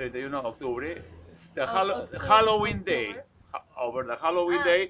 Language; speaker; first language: English; non-native, learner; Spanish